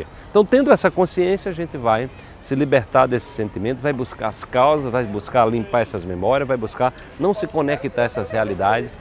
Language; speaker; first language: Portuguese; native; Portuguese